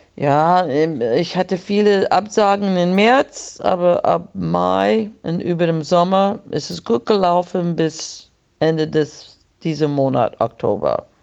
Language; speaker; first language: German; non-native, fluent; English